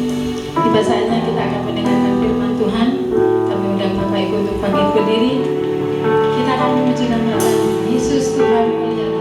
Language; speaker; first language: Indonesian; native; Indonesian